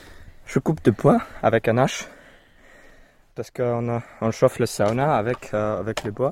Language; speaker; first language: French; non-native, learner; Finnish